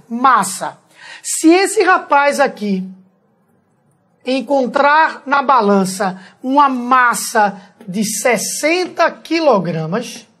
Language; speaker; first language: Portuguese; native; Portuguese